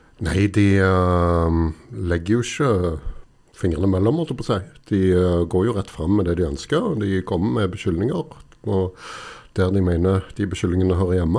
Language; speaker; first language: Norwegian; native; Norwegian